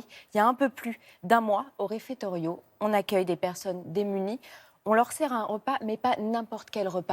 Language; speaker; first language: French; native; French